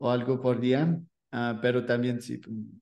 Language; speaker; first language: Spanish; non-native, learner; French